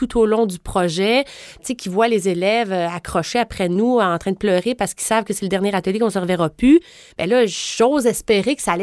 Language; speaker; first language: French; native; French